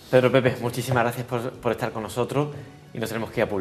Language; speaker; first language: Spanish; native; Spanish